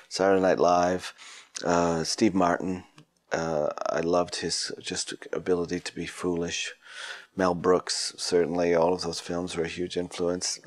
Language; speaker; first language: English; native; English